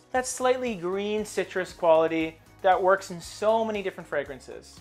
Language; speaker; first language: English; native; English